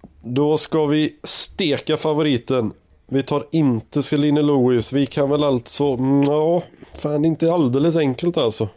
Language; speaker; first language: Swedish; native; Swedish